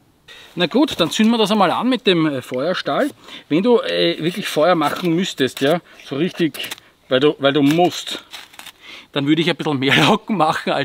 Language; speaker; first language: German; native; German